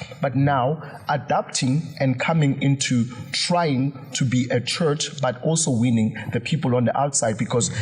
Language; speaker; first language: English; non-native, local second language; Zulu